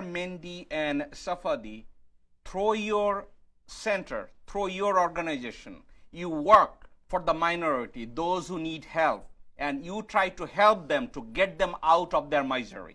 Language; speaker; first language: English; non-native, fluent; Bangla